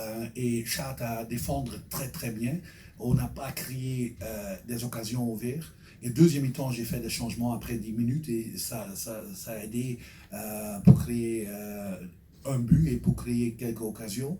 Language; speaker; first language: French; non-native, fluent; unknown